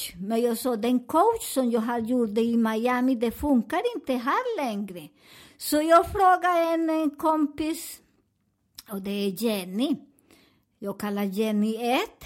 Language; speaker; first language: Swedish; non-native, learner; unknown